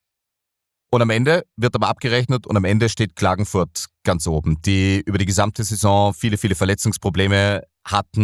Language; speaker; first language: German; native; German